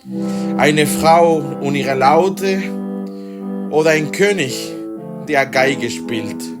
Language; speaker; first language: German; non-native, fluent; Spanish